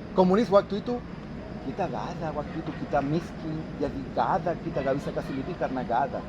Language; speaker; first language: Indonesian; non-native, fluent; Spanish